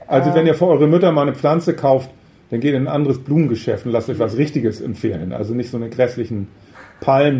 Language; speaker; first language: German; native; German